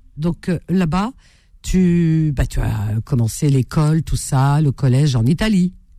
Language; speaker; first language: French; native; French